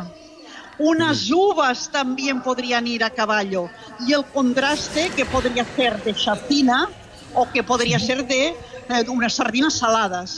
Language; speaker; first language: Spanish; non-native, local second language; Catalan